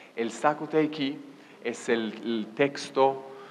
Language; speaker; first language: Spanish; non-native, fluent; Hebrew